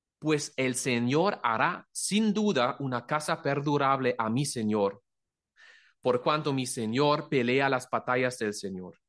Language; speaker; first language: Spanish; non-native, fluent; German